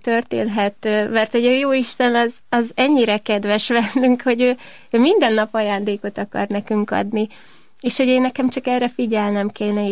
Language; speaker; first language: Hungarian; native; Hungarian